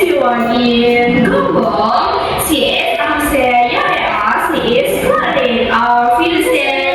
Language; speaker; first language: German; non-native, learner; Indonesian